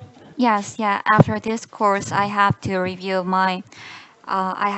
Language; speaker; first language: English; non-native, learner; Korean